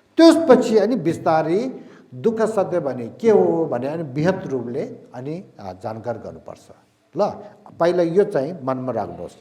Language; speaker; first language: Nepali; non-native, local second language; Tibetan